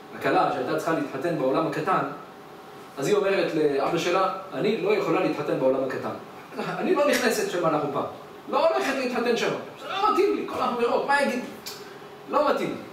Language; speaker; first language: Hebrew; native; Hebrew